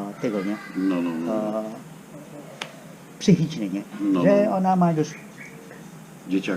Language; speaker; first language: Polish; non-native, fluent; Khmer